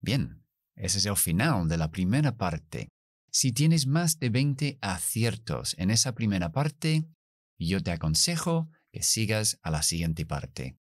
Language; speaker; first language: Spanish; non-native, fluent; English